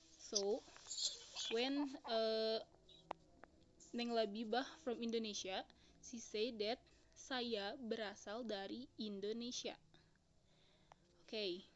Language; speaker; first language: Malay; non-native, local second language; Sundanese